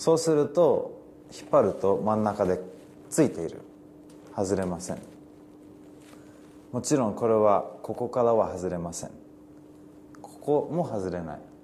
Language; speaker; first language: Japanese; early bilingual, heritage; English